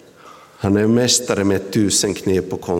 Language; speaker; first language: Swedish; non-native, local second language; Finnish